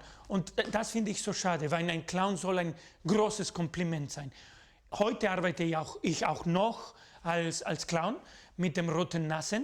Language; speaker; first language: German; non-native, fluent; Spanish